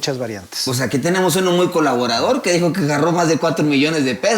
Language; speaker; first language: Spanish; native; Spanish